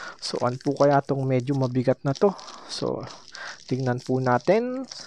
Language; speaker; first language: Filipino; native; Filipino